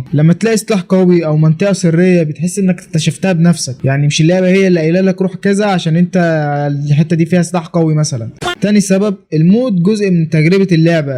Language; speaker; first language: Arabic; native; Arabic